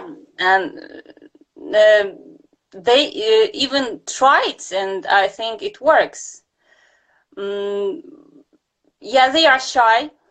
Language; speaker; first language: English; non-native, fluent; Russian